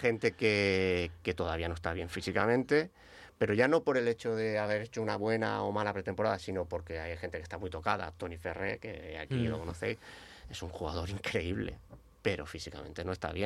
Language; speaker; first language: Spanish; native; Spanish